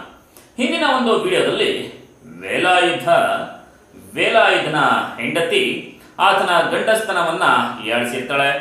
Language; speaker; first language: Kannada; native; Kannada